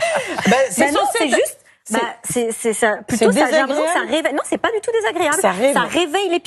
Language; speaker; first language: French; native; French